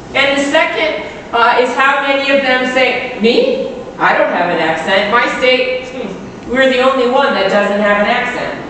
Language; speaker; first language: English; native; English